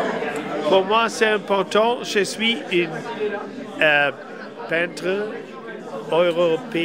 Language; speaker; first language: French; non-native, learner; German